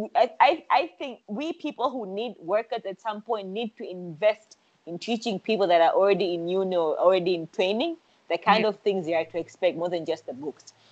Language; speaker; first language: English; non-native, local second language; Swahili